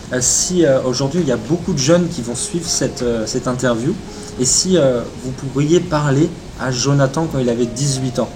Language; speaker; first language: French; native; French